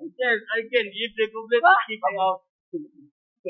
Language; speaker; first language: English; non-native, learner; Bangla